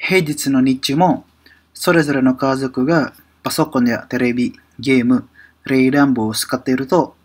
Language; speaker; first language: Japanese; non-native, fluent; Indonesian